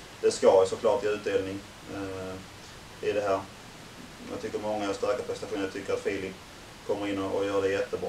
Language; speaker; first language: Swedish; native; Swedish